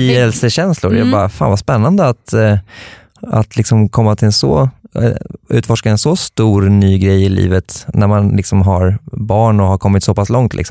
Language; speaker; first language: Swedish; native; Swedish